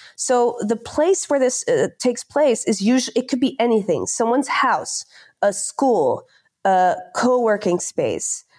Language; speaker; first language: English; non-native, fluent; Dutch